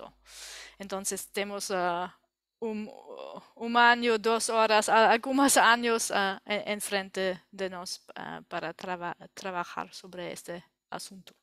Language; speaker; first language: Spanish; non-native, learner; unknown